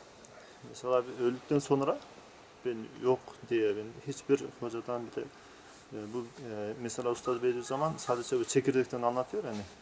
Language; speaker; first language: Turkish; non-native, learner; Kyrgyz